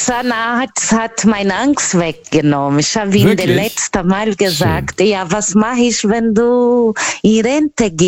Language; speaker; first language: German; non-native, learner; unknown